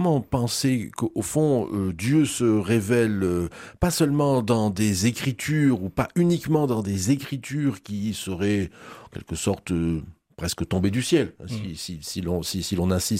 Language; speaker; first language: French; native; French